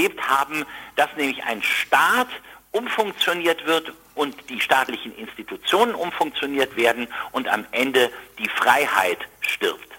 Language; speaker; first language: German; native; German